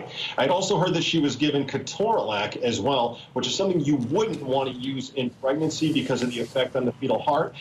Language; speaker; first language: English; native; English